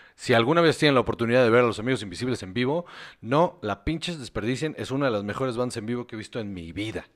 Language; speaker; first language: Spanish; native; Spanish